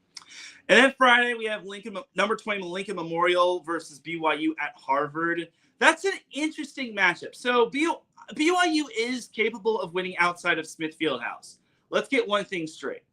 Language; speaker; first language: English; native; English